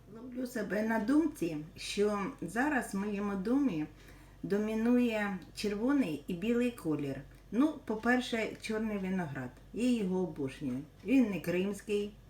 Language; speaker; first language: Ukrainian; native; Ukrainian